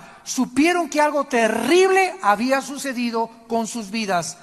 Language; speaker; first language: Spanish; native; Spanish